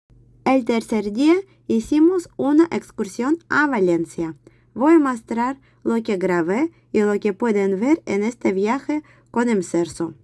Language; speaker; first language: Spanish; non-native, fluent; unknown